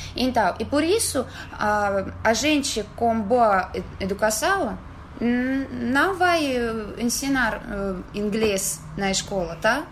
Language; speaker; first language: Portuguese; non-native, fluent; Russian